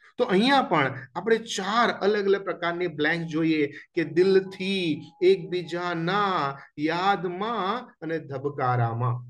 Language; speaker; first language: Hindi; non-native, local second language; Gujarati